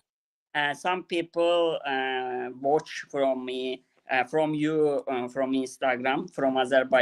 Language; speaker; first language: English; non-native, learner; Azerbaijani